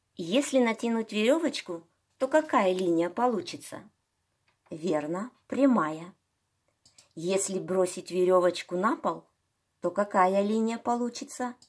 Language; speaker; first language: Russian; native; Russian